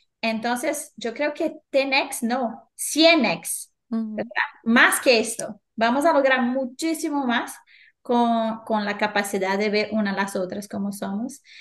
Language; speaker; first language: Spanish; non-native, fluent; Portuguese